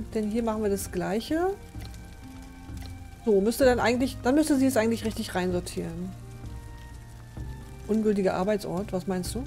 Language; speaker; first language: German; native; German